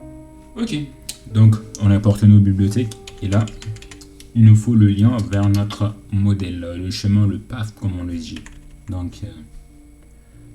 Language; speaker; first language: French; native; French